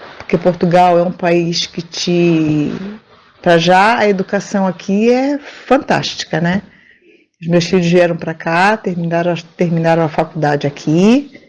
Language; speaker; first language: Portuguese; native; Portuguese